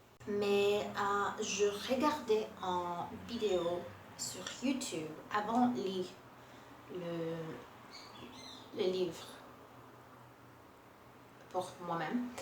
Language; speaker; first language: French; non-native, learner; Portuguese